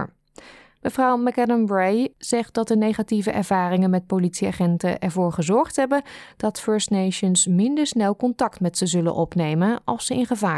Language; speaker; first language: Dutch; native; Dutch